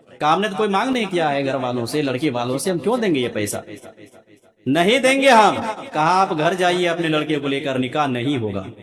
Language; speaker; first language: Urdu; non-native, local second language; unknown